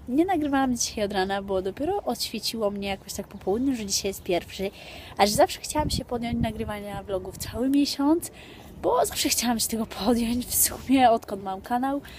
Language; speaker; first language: Polish; early bilingual, heritage; Polish